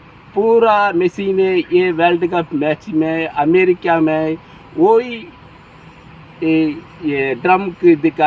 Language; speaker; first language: Hindi; non-native, local second language; Tamil